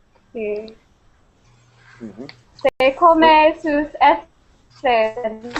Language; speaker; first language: Spanish; non-native, learner; English